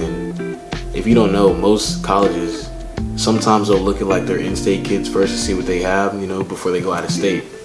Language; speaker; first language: English; native; English